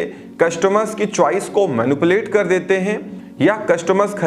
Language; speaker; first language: Hindi; native; Hindi